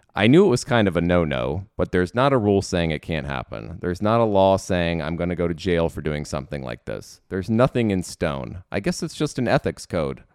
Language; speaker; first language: English; native; English